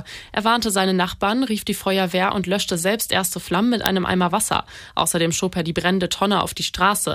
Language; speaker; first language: German; native; German